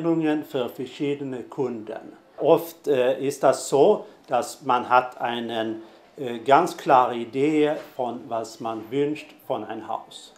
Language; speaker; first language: German; non-native, fluent; Swedish